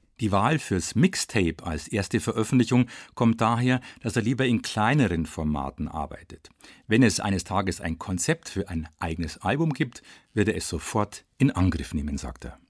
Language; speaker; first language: German; native; German